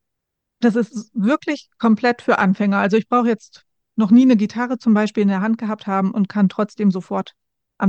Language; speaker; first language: German; native; German